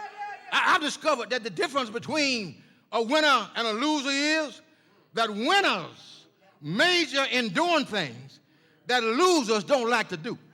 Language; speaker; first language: English; native; English